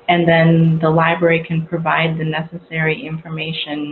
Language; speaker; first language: English; native; English